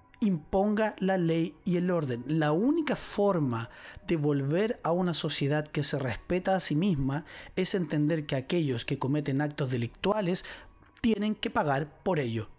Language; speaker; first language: Spanish; native; Spanish